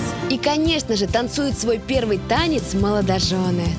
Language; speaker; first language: Russian; native; Russian